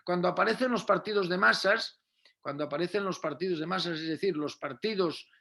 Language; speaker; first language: Spanish; native; Spanish